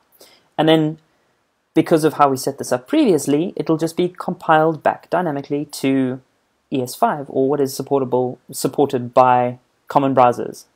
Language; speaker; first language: English; native; English